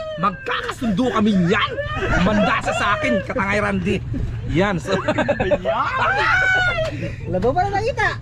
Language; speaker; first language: Filipino; non-native, local second language; Cebuano